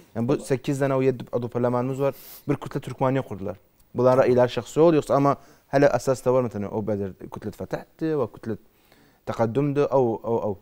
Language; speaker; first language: Turkish; native; Turkish